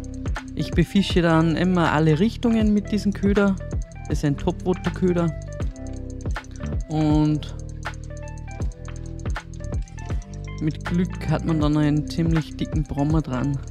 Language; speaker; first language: German; native; German